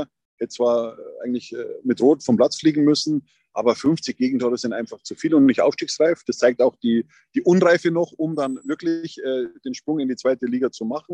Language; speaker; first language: German; native; German